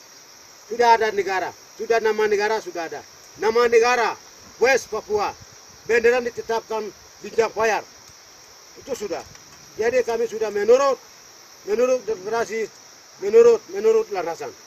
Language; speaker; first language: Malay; non-native, local second language; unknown